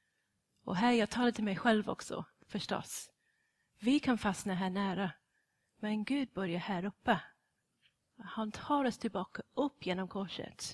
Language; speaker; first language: Swedish; non-native, fluent; English